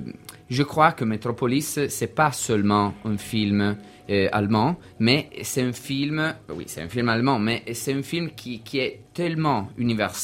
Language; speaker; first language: French; non-native, learner; Italian